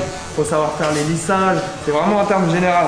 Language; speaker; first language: French; native; French